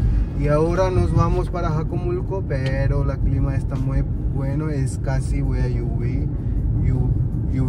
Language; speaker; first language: Spanish; non-native, learner; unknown